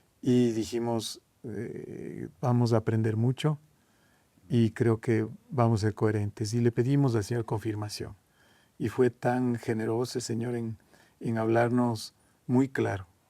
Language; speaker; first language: Spanish; native; Spanish